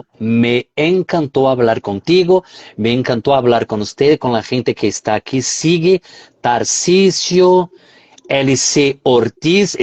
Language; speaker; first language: Spanish; non-native, fluent; Portuguese